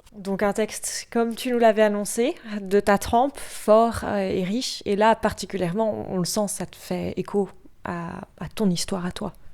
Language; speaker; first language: French; native; French